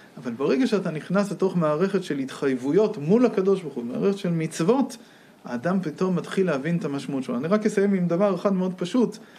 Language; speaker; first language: Hebrew; non-native, fluent; English